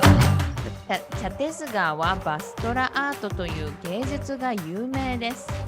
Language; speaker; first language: Japanese; native; Japanese